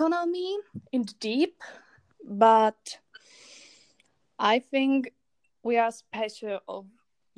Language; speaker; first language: English; non-native, learner; Czech